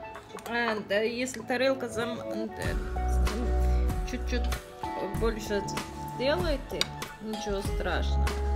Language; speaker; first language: Russian; non-native, learner; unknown